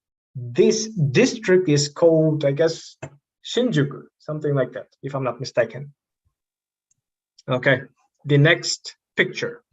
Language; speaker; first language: English; non-native, fluent; Kyrgyz